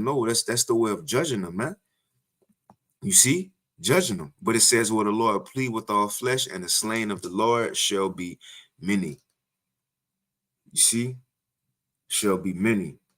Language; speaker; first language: English; native; English